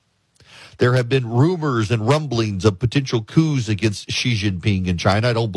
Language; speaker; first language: English; native; English